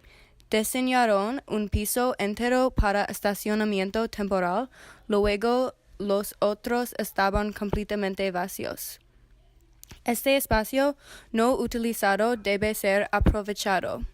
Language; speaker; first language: Spanish; non-native, learner; English